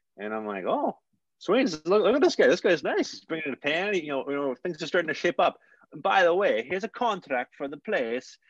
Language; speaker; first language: English; native; English